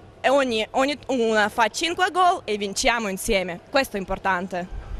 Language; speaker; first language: Italian; non-native, fluent; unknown